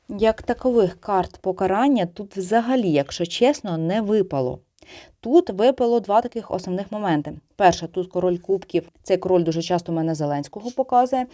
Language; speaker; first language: Ukrainian; non-native, local second language; Russian